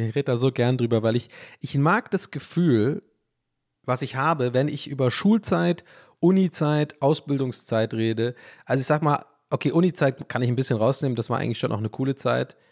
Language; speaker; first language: German; native; German